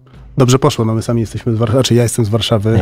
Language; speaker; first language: Polish; native; Polish